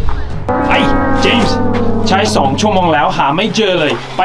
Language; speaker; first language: Thai; non-native, fluent; English